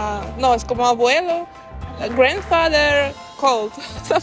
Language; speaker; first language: English; non-native, learner; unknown